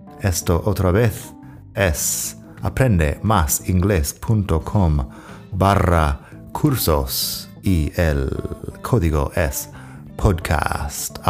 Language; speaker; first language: Spanish; non-native, fluent; English